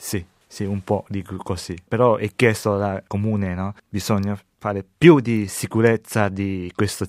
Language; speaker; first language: Italian; non-native, learner; Chinese